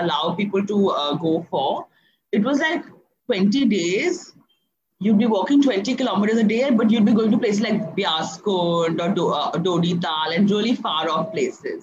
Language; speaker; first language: English; non-native, local second language; Hindi